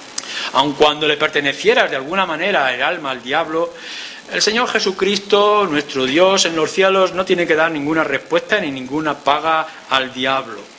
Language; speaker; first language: Spanish; native; Spanish